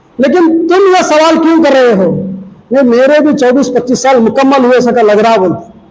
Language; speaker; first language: Urdu; native; Urdu